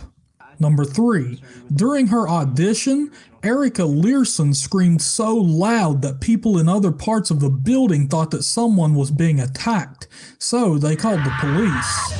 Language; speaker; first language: English; native; English